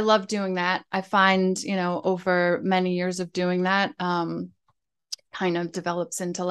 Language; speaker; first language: English; native; English